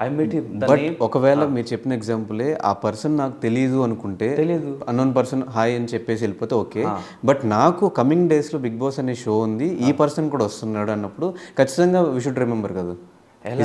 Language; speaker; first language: Telugu; native; Telugu